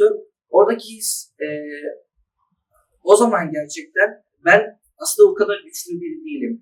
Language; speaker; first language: Turkish; early bilingual, other home language; Arabic